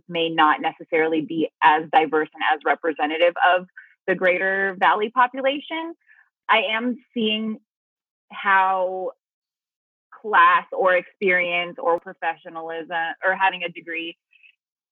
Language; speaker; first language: English; early bilingual, other home language; Filipino